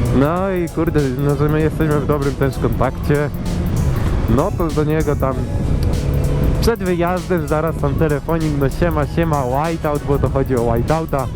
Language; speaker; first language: Polish; native; Polish